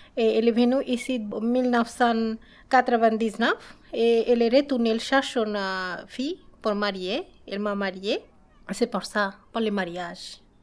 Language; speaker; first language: French; non-native, learner; Bangla